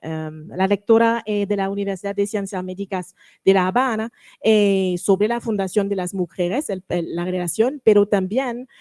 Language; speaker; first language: Spanish; non-native, learner; French